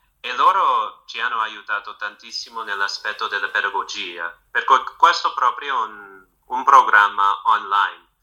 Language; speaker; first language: Italian; non-native, fluent; English